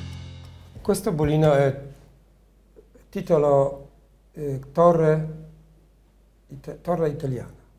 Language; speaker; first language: Italian; non-native, learner; Polish